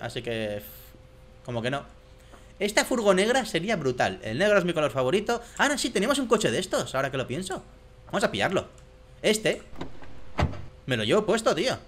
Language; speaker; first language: Spanish; native; Spanish